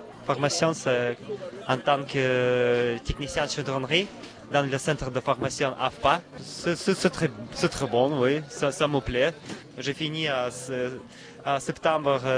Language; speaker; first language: French; non-native, learner; Russian